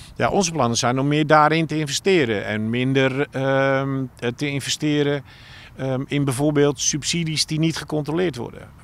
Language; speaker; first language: Dutch; native; Dutch